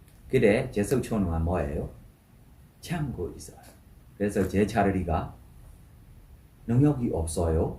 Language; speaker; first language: Korean; non-native, learner; Burmese